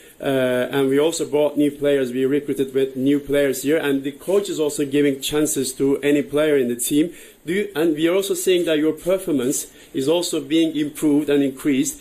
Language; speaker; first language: English; non-native, fluent; Turkish